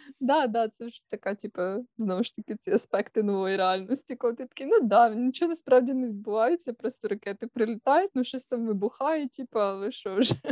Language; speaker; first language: Ukrainian; non-native, local second language; Russian